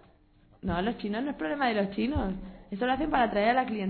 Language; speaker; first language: Spanish; native; Spanish